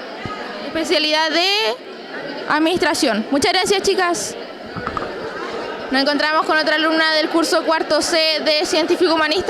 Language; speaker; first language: Spanish; native; Spanish